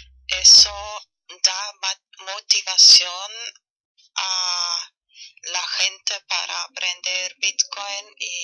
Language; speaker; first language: Spanish; non-native, fluent; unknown